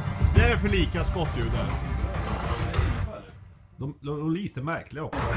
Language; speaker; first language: Swedish; native; Swedish